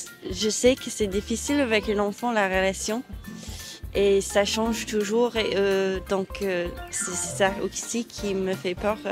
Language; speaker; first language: French; non-native, learner; English